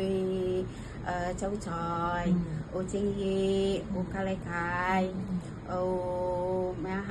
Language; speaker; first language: Cantonese; non-native, learner; Indonesian